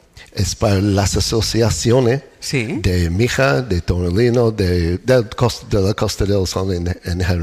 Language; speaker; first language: Spanish; non-native, learner; English